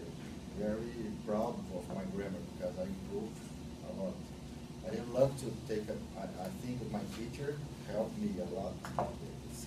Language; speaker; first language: English; non-native, learner; Portuguese